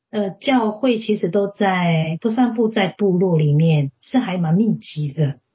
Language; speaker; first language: Chinese; native; Chinese